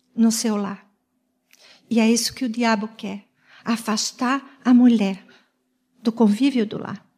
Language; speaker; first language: Portuguese; native; Portuguese